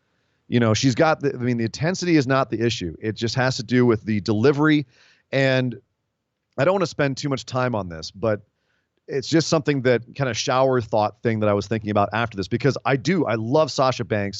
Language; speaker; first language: English; native; English